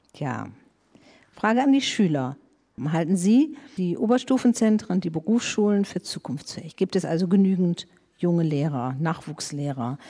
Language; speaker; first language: German; native; German